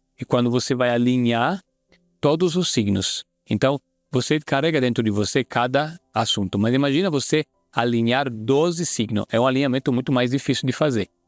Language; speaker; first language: Portuguese; non-native, fluent; Italian